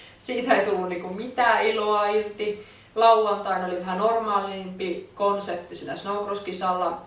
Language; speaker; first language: Finnish; native; Finnish